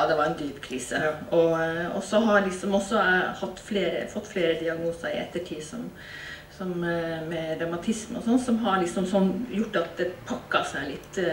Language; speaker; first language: Norwegian; native; Norwegian